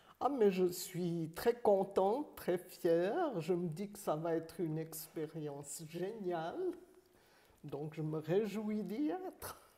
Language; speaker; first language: French; native; French